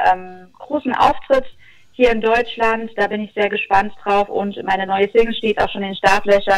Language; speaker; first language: German; native; German